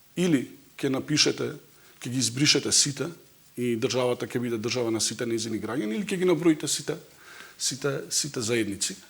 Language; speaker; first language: Macedonian; non-native, local second language; Bosnian